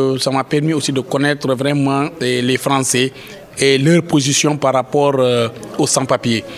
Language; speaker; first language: French; non-native, local second language; Fula